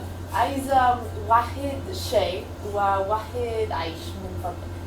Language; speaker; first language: Arabic; non-native, learner; English